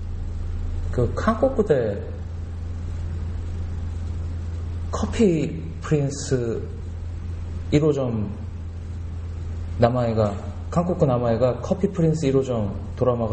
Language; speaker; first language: Japanese; non-native, learner; Korean